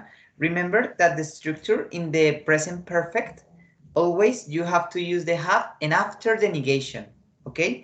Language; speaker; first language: English; non-native, learner; Spanish